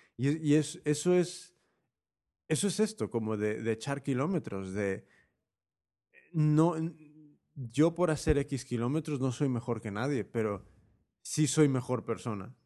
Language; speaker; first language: Spanish; native; Spanish